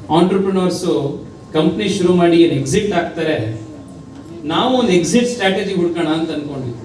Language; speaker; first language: Kannada; native; Kannada